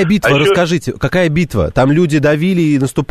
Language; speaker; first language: Russian; native; Russian